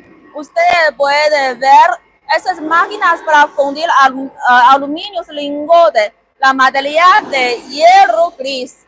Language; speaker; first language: Spanish; non-native, learner; Chinese